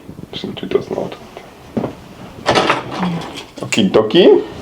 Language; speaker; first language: German; native; German